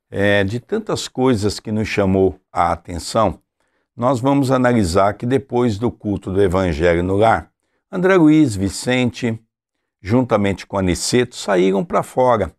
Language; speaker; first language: Portuguese; native; Portuguese